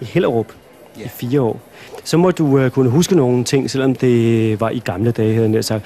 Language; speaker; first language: Danish; native; Danish